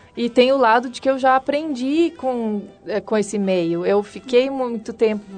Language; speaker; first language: Portuguese; native; Portuguese